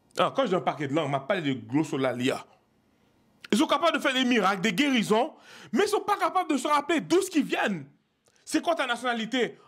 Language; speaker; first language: French; native; French